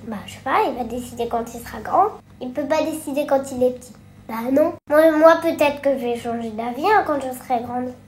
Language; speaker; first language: French; native; French